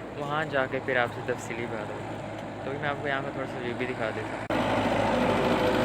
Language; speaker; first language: Urdu; non-native, local second language; Saraiki